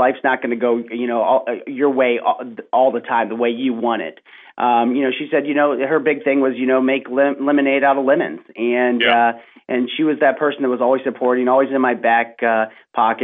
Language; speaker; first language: English; native; English